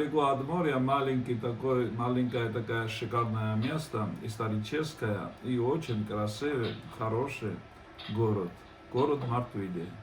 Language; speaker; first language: Russian; non-native, fluent; Georgian